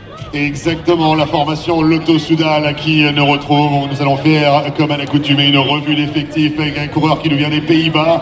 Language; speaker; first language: French; native; French